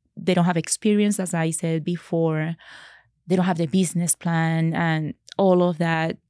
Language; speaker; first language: English; non-native, fluent; Spanish